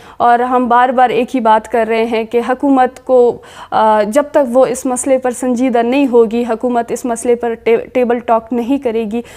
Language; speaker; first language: Urdu; non-native, local second language; Baluchi